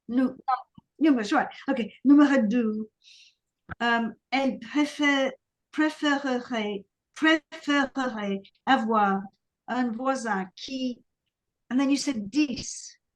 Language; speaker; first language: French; non-native, learner; English